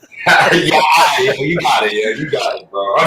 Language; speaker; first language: English; native; English